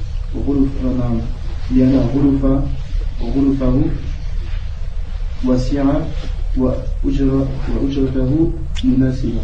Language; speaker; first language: Arabic; non-native, learner; French